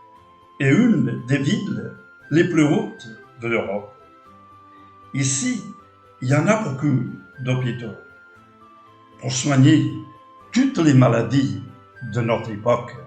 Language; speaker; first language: French; non-native, fluent; Portuguese